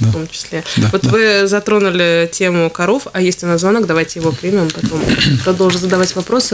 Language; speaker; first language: Russian; native; Russian